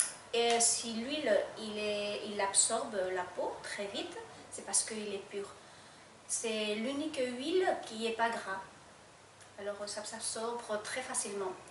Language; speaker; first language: French; non-native, fluent; Spanish